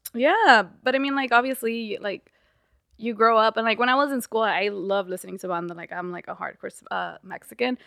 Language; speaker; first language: English; early bilingual, other home language; Spanish